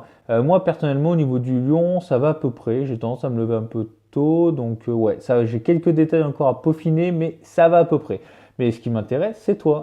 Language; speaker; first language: French; native; French